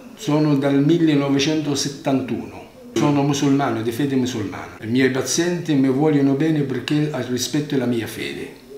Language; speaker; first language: Italian; non-native, fluent; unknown